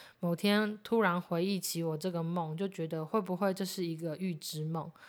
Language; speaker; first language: Chinese; native; Chinese